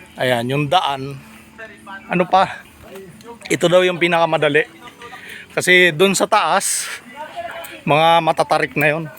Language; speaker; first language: Filipino; native; Filipino